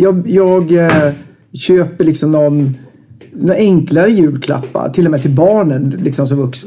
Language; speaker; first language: Swedish; native; Swedish